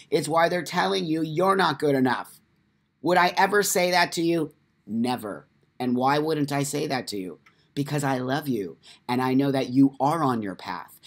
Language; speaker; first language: English; native; English